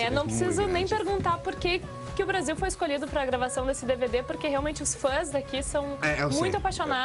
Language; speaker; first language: Portuguese; native; Portuguese